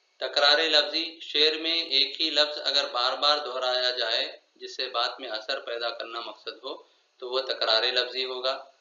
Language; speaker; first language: Urdu; native; Urdu